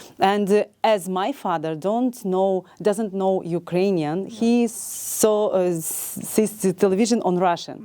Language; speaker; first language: English; non-native, learner; Ukrainian